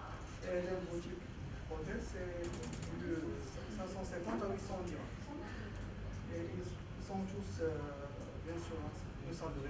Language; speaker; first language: French; non-native, local second language; Arabic